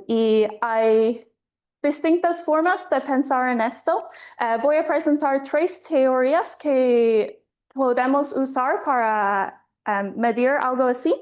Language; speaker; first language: Spanish; non-native, fluent; English